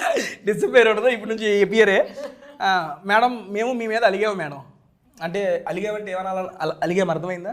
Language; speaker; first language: Telugu; native; Telugu